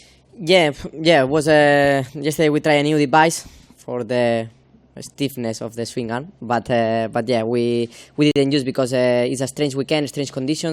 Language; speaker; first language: English; non-native, fluent; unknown